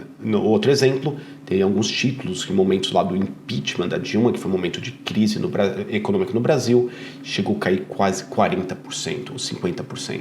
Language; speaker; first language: Portuguese; native; Portuguese